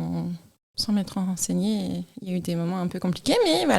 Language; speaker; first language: French; native; French